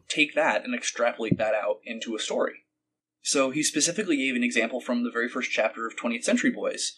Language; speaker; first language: English; native; English